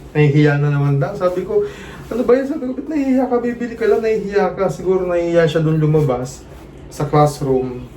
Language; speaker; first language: Filipino; native; Filipino